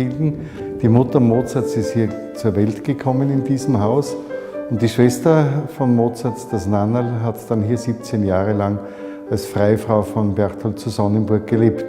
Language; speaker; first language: German; native; German